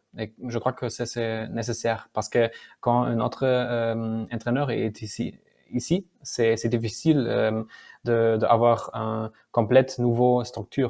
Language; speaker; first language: French; non-native, learner; German